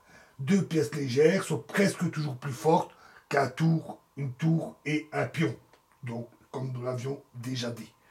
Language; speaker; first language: French; native; French